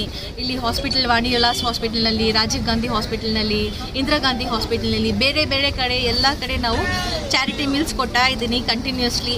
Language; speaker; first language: Kannada; non-native, local second language; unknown